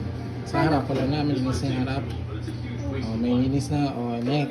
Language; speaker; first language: Filipino; native; Filipino